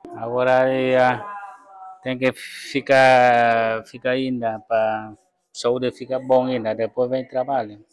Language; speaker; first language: Portuguese; non-native, learner; Vietnamese